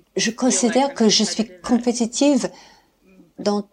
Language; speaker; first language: French; non-native, fluent; English